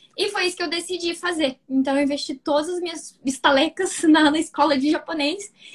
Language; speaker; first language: Portuguese; native; Portuguese